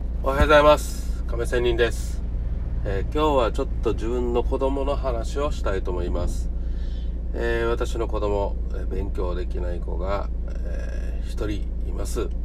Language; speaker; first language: Japanese; native; Japanese